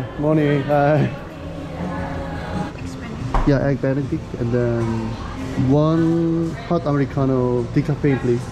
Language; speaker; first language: English; non-native, learner; Korean